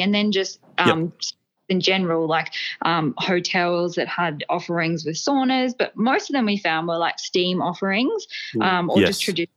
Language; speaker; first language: English; native; English